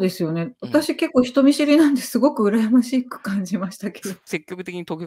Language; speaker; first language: Japanese; native; Japanese